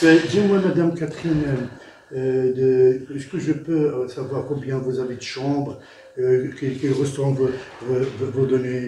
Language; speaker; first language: French; non-native, local second language; Arabic